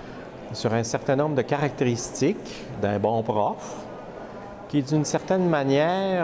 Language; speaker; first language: French; native; French